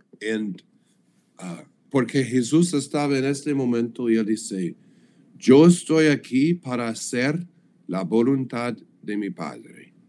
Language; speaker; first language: Spanish; non-native, learner; English